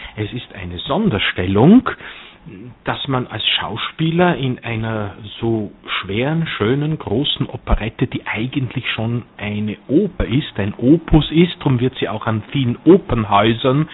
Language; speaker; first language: German; native; German